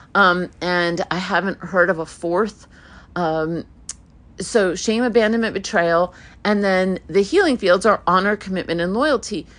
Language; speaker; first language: English; early bilingual, other home language; Hebrew